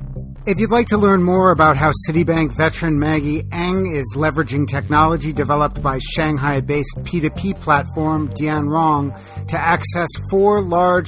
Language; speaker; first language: English; native; English